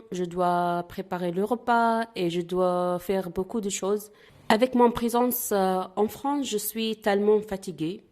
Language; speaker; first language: French; non-native, learner; Arabic